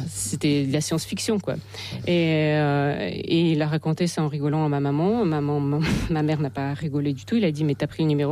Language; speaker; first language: French; non-native, fluent; Russian